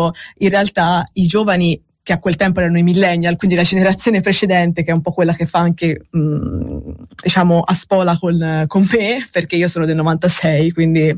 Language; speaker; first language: Italian; native; Italian